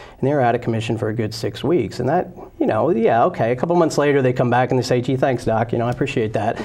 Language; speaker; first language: English; native; English